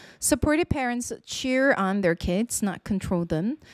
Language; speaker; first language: English; non-native, fluent; Korean